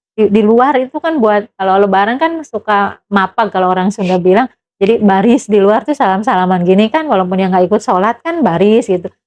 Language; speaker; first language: Indonesian; non-native, local second language; Sundanese